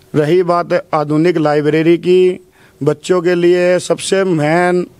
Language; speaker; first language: Hindi; native; Hindi